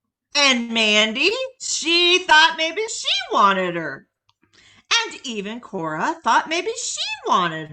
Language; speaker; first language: English; native; English